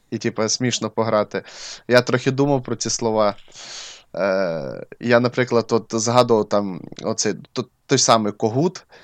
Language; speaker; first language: Ukrainian; non-native, local second language; Russian